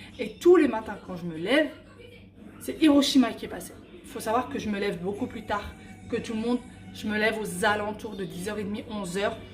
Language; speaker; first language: French; early bilingual, other home language; Arabic